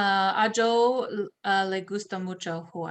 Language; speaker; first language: Spanish; non-native, learner; English